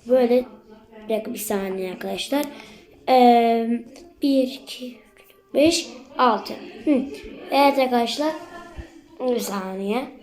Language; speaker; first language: Turkish; native; Turkish